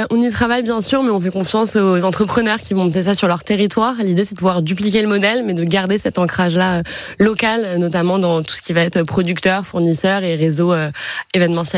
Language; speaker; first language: French; native; French